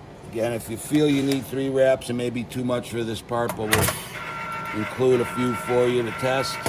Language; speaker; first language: English; native; English